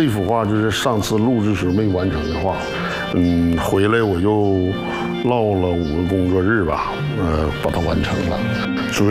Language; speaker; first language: Chinese; native; Chinese